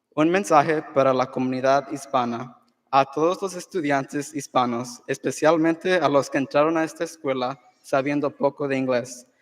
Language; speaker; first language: Spanish; early bilingual, heritage; Spanish